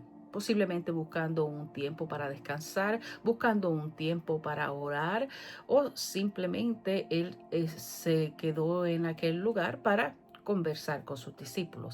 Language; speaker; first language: Spanish; native; Spanish